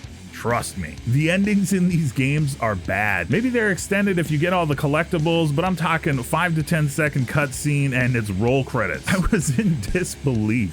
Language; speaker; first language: English; native; English